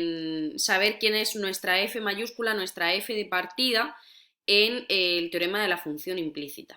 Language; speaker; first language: Spanish; native; Spanish